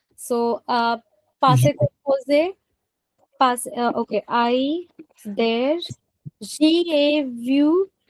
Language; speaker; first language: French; non-native, fluent; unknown